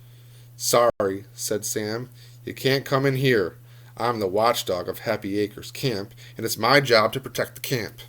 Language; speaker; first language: English; native; English